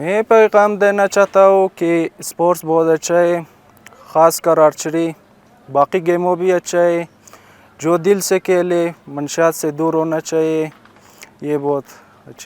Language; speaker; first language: Hindi; non-native, local second language; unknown